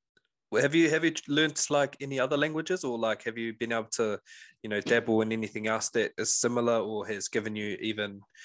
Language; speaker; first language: English; native; English